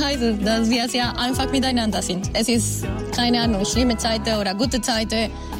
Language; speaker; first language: German; non-native, learner; Spanish